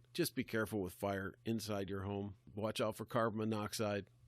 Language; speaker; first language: English; native; English